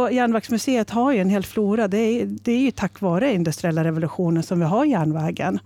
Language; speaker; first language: Swedish; native; Swedish